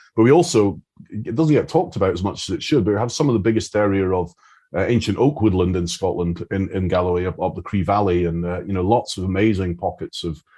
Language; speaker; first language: English; native; English